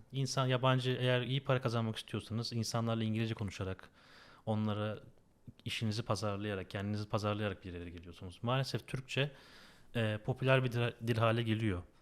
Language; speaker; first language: Turkish; native; Turkish